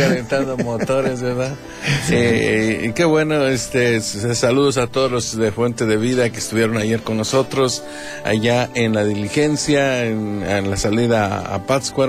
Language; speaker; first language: Spanish; native; Spanish